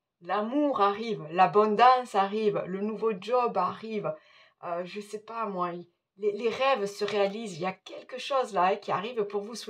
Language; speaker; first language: French; native; French